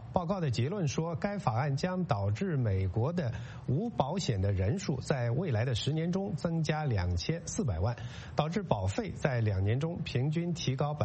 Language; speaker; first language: Chinese; native; Chinese